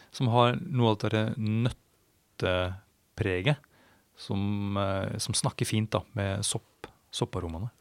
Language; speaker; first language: Norwegian; non-native, fluent; Swedish